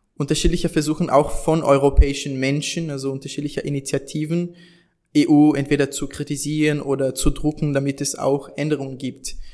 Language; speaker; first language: German; non-native, fluent; Portuguese